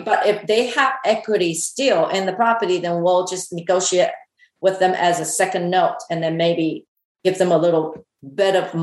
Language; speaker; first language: English; non-native, fluent; Chinese